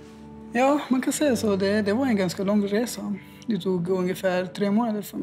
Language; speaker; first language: Swedish; non-native, fluent; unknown